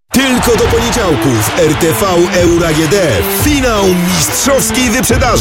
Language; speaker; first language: Polish; native; Polish